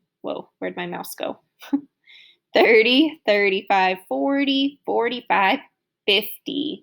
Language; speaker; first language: English; native; English